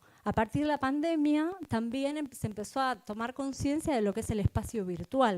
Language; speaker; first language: Spanish; native; Spanish